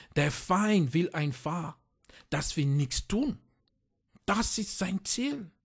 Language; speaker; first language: German; non-native, fluent; French